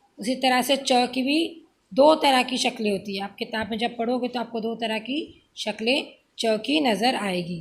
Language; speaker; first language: Urdu; native; Urdu